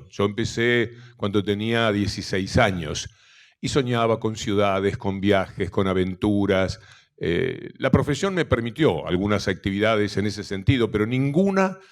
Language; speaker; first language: Spanish; native; Spanish